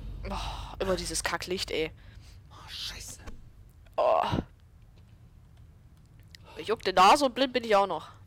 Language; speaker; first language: German; native; German